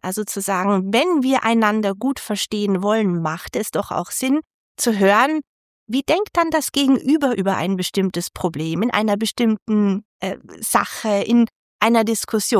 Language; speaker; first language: German; native; German